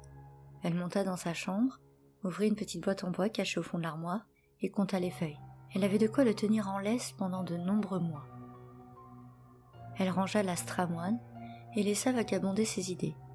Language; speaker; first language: French; native; French